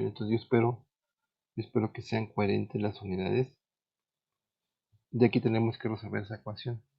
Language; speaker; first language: Spanish; native; Spanish